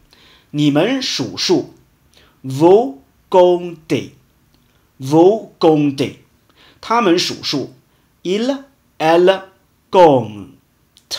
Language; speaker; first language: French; non-native, fluent; Chinese